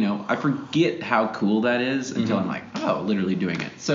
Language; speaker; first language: English; native; English